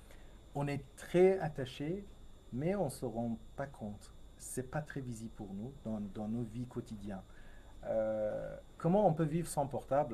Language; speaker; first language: French; non-native, fluent; Persian